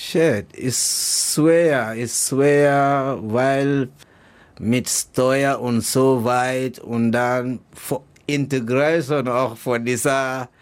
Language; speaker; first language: German; non-native, learner; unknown